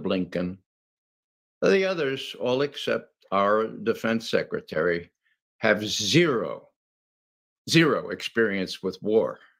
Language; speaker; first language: English; native; English